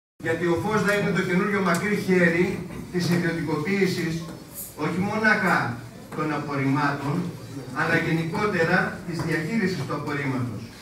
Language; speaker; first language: Greek; native; Greek